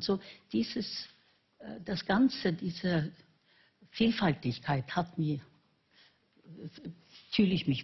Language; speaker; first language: German; non-native, fluent; Norwegian